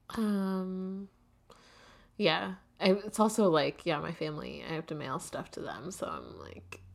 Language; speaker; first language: English; native; English